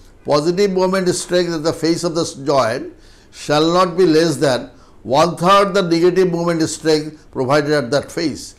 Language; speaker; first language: English; non-native, local second language; Bangla